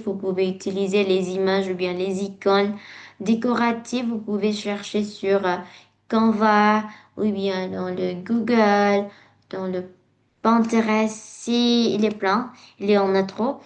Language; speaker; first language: French; non-native, learner; Indonesian